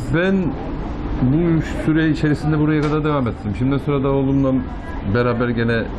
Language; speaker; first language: Turkish; native; Turkish